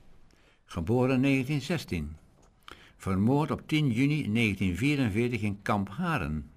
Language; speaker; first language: Dutch; native; Dutch